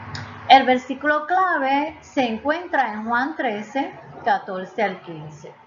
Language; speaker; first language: Spanish; native; Spanish